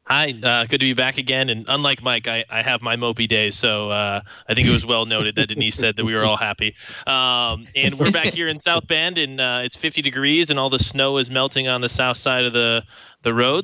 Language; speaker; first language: English; native; English